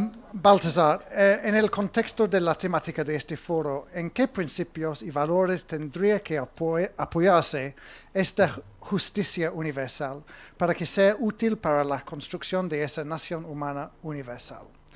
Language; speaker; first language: Spanish; non-native, fluent; English